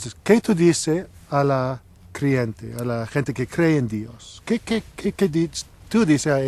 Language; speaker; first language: Spanish; non-native, learner; English